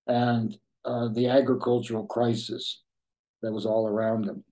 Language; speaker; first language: English; native; English